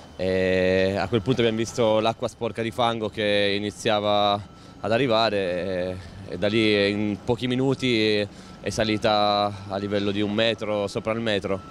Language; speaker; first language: Italian; native; Italian